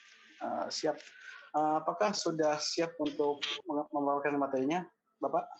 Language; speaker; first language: Indonesian; native; Indonesian